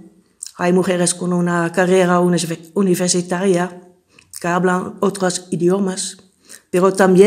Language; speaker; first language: Spanish; non-native, fluent; Dutch